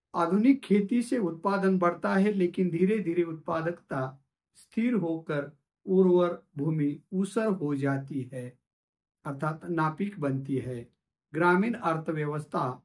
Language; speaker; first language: Hindi; non-native, local second language; Marathi